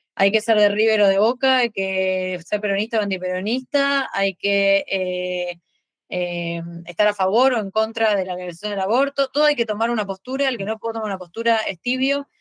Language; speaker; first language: Spanish; native; Spanish